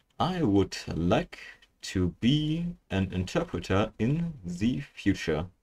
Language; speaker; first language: English; non-native, fluent; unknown